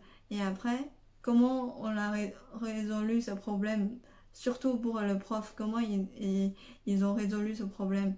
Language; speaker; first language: French; non-native, fluent; Chinese